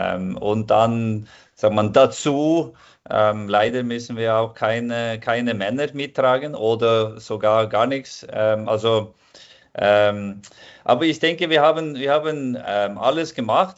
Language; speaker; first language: German; non-native, fluent; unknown